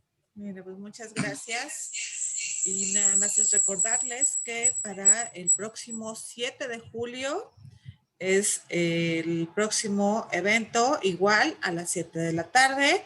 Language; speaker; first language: Spanish; native; Spanish